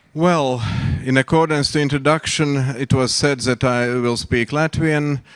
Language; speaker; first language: English; non-native, learner; Latvian